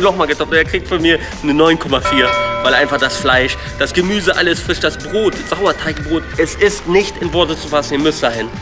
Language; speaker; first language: German; native; German